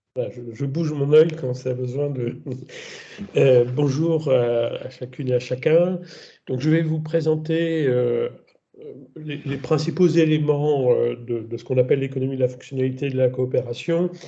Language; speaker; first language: French; native; French